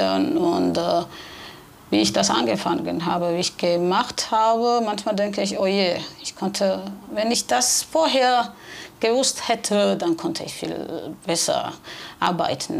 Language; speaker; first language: German; non-native, fluent; Georgian